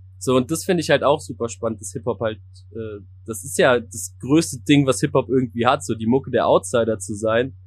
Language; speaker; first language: German; native; German